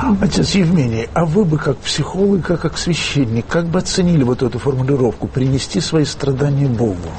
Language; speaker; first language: Russian; native; Russian